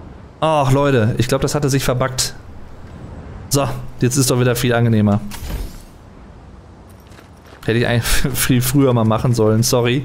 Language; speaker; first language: German; native; German